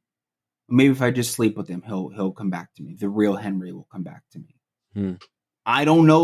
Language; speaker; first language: English; native; English